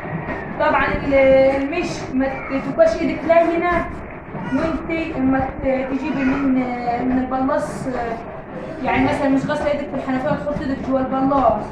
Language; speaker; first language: Arabic; native; Arabic